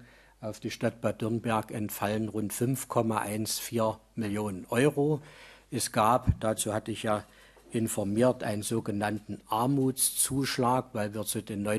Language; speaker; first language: German; native; German